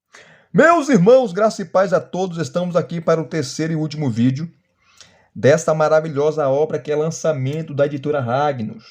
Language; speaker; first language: Portuguese; native; Portuguese